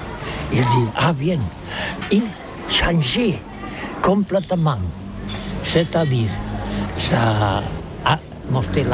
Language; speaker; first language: French; non-native, learner; Catalan